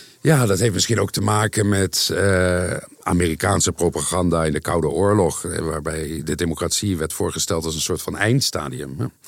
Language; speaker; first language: Dutch; native; Dutch